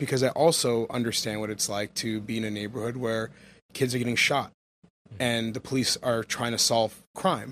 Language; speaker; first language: English; native; English